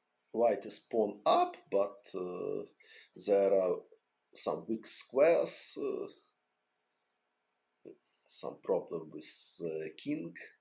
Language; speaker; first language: English; non-native, fluent; Ukrainian